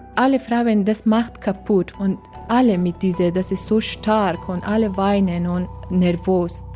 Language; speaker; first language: German; non-native, learner; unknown